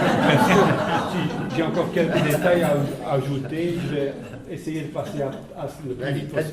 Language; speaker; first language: French; non-native, local second language; Dutch